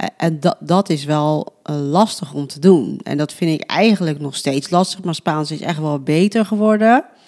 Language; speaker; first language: Dutch; early bilingual, other home language; Spanish